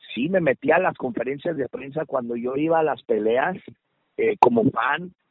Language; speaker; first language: Spanish; early bilingual, heritage; Spanish